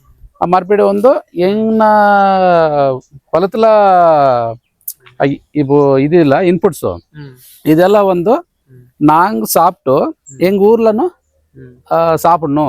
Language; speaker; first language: Tamil; non-native, local second language; Telugu